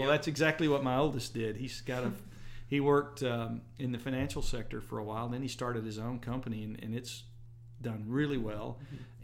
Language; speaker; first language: English; native; English